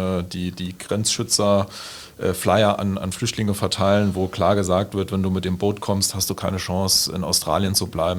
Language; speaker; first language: German; native; German